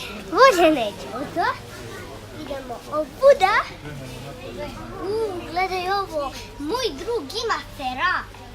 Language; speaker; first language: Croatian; early bilingual, heritage; Croatian